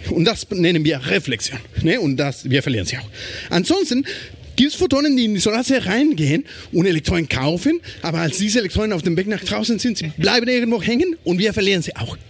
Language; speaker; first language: German; non-native, fluent; Spanish